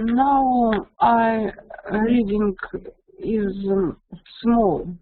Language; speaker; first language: English; non-native, learner; Russian